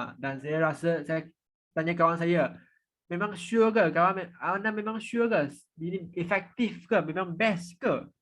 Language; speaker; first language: Malay; non-native, local second language; Chinese